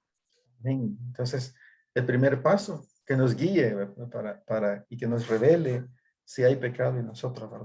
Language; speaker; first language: Spanish; native; Spanish